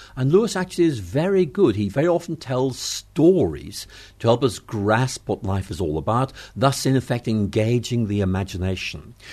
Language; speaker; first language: English; native; English